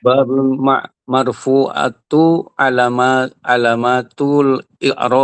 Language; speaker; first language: Arabic; non-native, learner; Indonesian